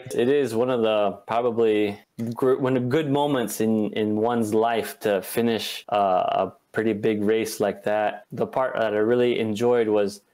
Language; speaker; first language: English; native; English